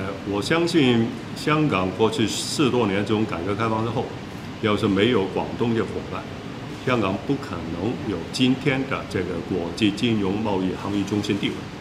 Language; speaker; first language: Chinese; non-native, local second language; Cantonese